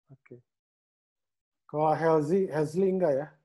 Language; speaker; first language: Indonesian; native; Indonesian